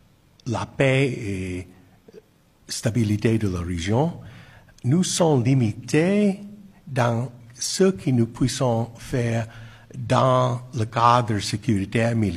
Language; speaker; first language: French; non-native, fluent; English